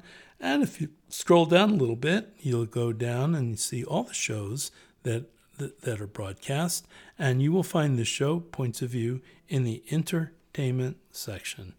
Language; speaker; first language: English; native; English